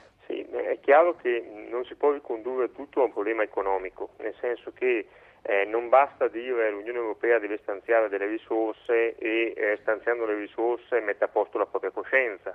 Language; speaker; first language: Italian; native; Italian